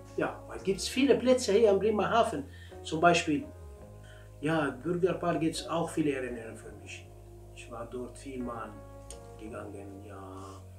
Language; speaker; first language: German; non-native, learner; Kurdish